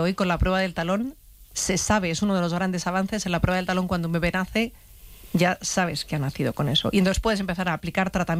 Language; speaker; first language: Spanish; native; Spanish